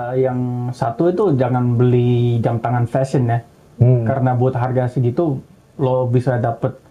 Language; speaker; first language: Indonesian; non-native, fluent; Dutch